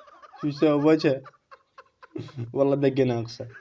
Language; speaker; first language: Arabic; native; Arabic